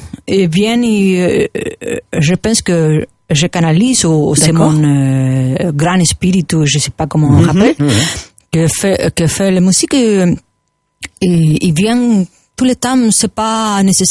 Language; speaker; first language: French; non-native, learner; Spanish